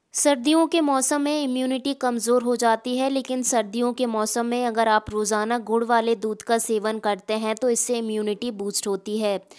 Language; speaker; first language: Hindi; native; Hindi